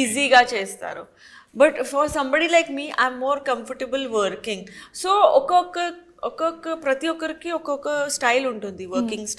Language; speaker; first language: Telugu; non-native, fluent; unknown